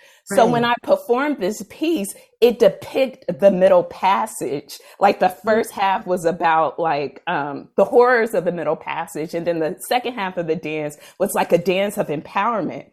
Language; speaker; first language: English; native; English